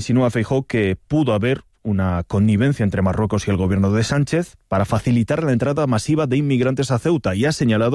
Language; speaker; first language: Spanish; native; Spanish